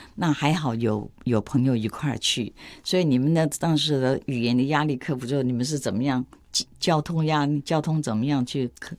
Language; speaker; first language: Chinese; native; Chinese